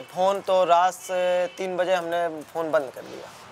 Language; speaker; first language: Hindi; native; Hindi